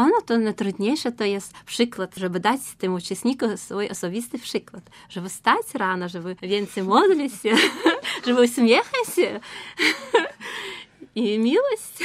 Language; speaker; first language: Polish; non-native, learner; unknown